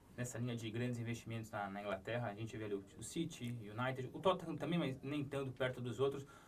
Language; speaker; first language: Portuguese; native; Portuguese